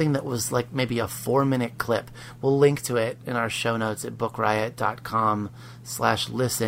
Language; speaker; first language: English; native; English